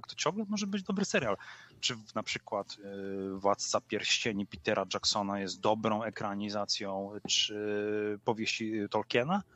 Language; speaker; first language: Polish; native; Polish